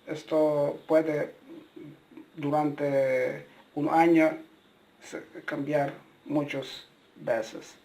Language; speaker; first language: Spanish; non-native, learner; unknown